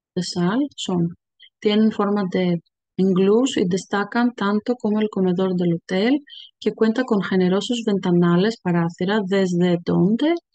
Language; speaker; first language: Spanish; non-native, fluent; Greek